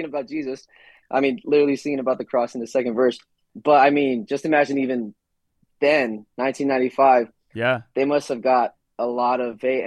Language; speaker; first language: English; native; English